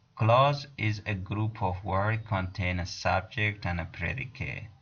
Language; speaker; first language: English; non-native, fluent; Persian